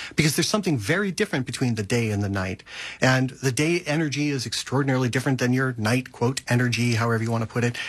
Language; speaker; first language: English; native; English